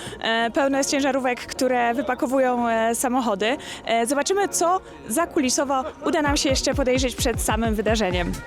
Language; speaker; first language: Polish; native; Polish